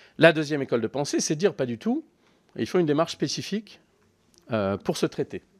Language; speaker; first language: French; native; French